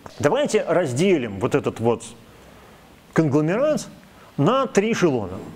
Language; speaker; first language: Russian; native; Russian